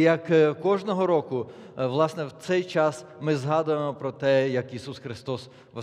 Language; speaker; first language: Polish; non-native, learner; Ukrainian